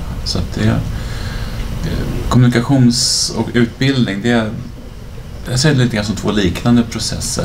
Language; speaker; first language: Swedish; native; Swedish